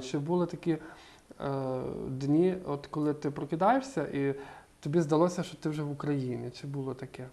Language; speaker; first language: Ukrainian; native; Ukrainian